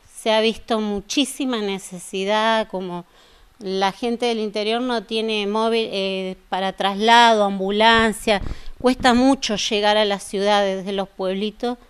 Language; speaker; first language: Spanish; native; Spanish